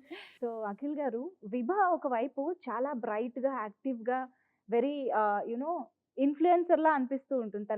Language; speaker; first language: Telugu; native; Telugu